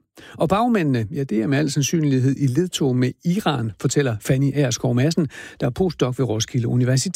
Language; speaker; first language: Danish; native; Danish